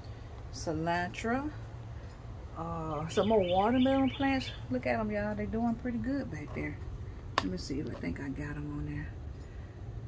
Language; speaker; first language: English; native; English